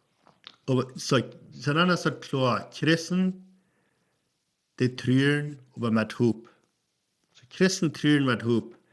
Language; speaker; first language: German; non-native, learner; Plautdietsch